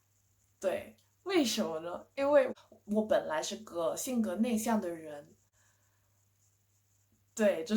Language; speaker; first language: Chinese; non-native, fluent; English